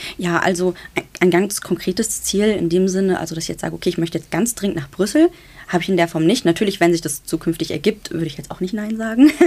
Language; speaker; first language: German; early bilingual, other home language; Italian